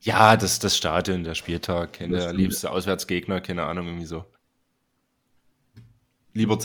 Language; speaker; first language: German; native; German